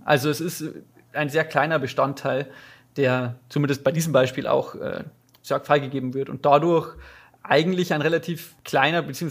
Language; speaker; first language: German; native; German